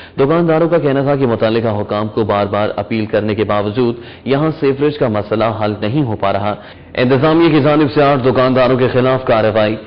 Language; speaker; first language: Urdu; non-native, local second language; Punjabi